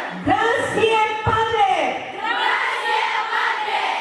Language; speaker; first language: Italian; non-native, learner; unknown